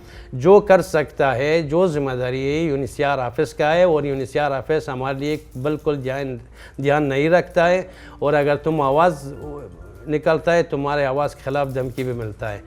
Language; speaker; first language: Hindi; non-native, fluent; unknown